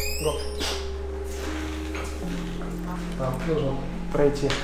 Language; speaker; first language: Russian; native; Russian